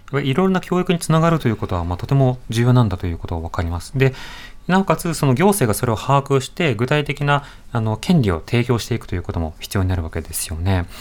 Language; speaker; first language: Japanese; native; Japanese